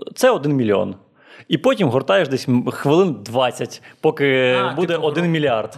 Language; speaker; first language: Ukrainian; native; Ukrainian